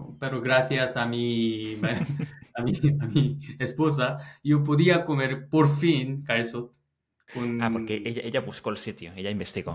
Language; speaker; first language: Spanish; non-native, learner; Korean